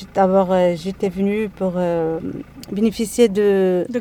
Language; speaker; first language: French; non-native, local second language; Arabic